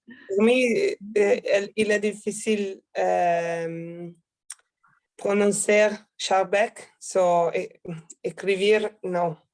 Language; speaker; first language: French; non-native, learner; Italian